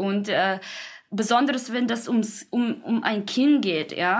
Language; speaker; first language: German; non-native, fluent; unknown